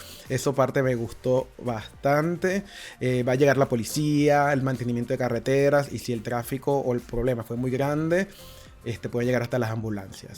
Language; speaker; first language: Spanish; native; Spanish